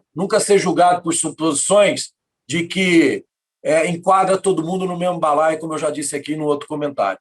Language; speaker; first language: Portuguese; native; Portuguese